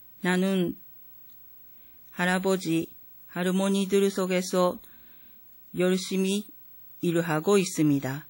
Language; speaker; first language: Korean; non-native, fluent; Japanese